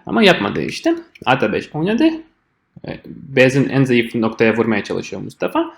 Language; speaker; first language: Turkish; non-native, fluent; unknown